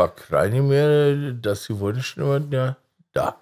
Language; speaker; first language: Russian; non-native, fluent; German